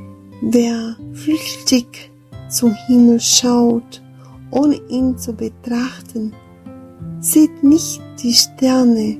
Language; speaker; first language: German; non-native, fluent; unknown